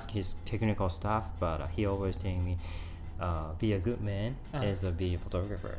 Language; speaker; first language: English; non-native, learner; Japanese